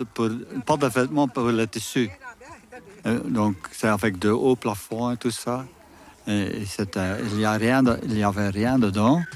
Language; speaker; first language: French; non-native, local second language; Dutch